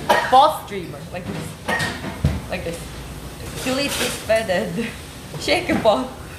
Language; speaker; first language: English; non-native, learner; Korean